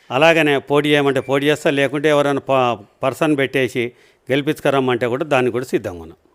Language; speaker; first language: Telugu; native; Telugu